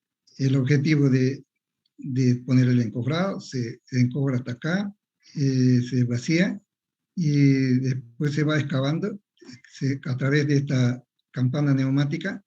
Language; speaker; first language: Spanish; native; Spanish